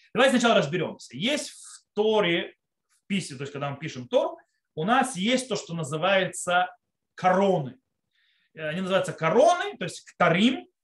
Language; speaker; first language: Russian; early bilingual, heritage; Russian